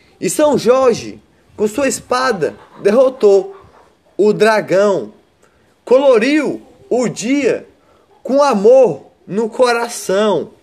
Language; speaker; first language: Portuguese; native; Portuguese